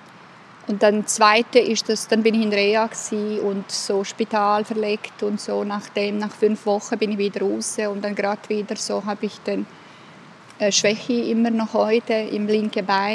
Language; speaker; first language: German; non-native, fluent; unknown